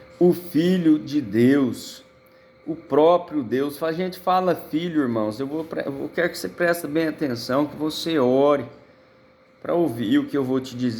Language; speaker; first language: Portuguese; native; Portuguese